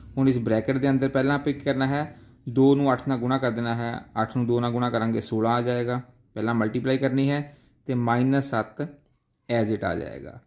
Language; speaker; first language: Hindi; non-native, local second language; Punjabi